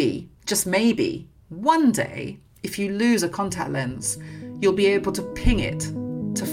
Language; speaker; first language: English; native; English